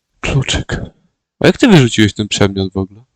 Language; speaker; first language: Polish; native; Polish